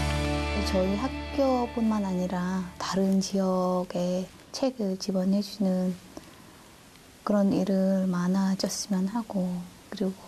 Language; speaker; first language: Korean; non-native, fluent; Khmer